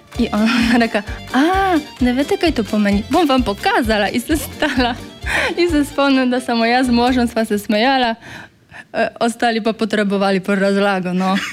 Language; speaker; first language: Slovenian; non-native, fluent; Polish